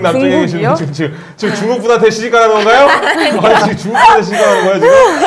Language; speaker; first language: Korean; native; Korean